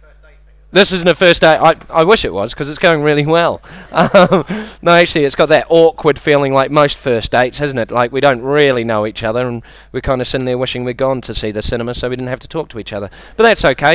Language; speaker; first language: English; native; English